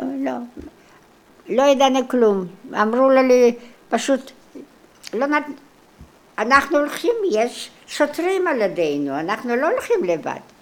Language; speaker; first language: Hebrew; non-native, local second language; Polish